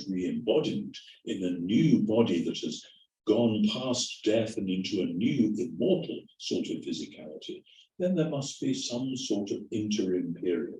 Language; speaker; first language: English; native; English